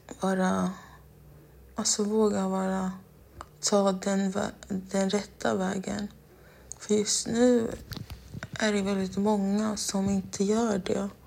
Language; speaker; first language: Swedish; non-native, local second language; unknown